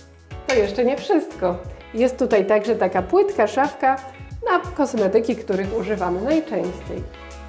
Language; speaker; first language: Polish; native; Polish